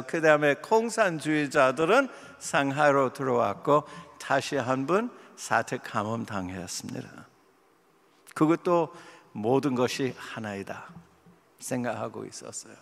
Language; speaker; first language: Korean; non-native, fluent; English